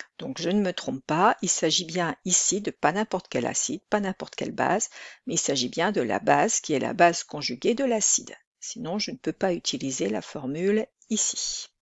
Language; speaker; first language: French; native; French